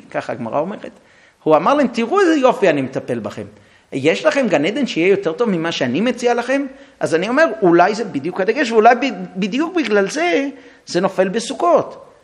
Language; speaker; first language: Hebrew; non-native, fluent; English